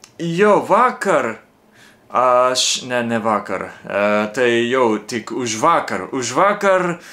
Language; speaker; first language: Lithuanian; non-native, fluent; Japanese